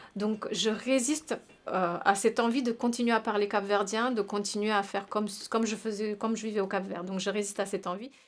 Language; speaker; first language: French; early bilingual, other home language; Kabuverdianu